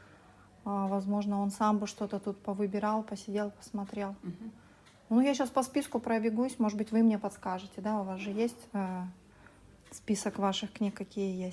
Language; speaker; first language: Russian; native; Russian